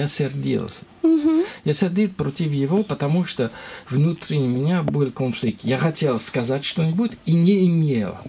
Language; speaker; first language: Russian; non-native, learner; French